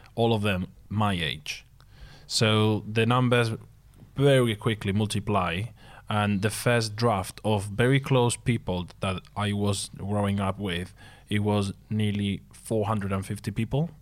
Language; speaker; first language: English; non-native, fluent; Spanish